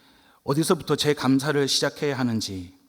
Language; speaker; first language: Korean; native; Korean